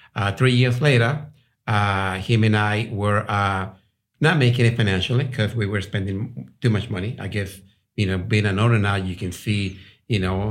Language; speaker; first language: English; non-native, fluent; Spanish